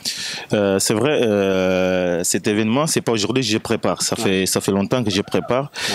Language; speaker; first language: French; non-native, fluent; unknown